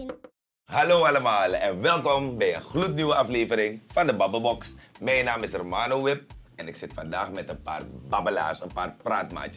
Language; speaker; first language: Dutch; native; Dutch